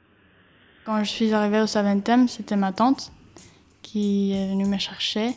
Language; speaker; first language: French; non-native, learner; Spanish